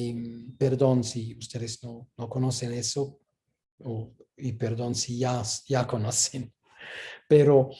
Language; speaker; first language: Spanish; non-native, fluent; English